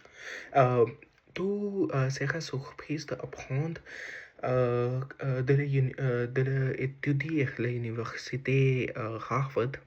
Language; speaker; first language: French; non-native, learner; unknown